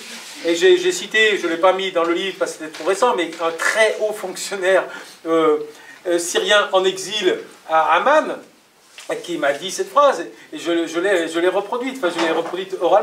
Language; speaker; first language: French; native; French